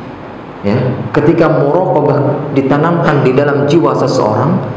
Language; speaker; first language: Indonesian; native; Indonesian